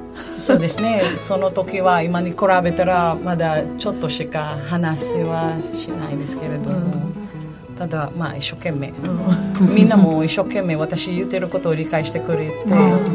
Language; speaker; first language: Japanese; non-native, fluent; Filipino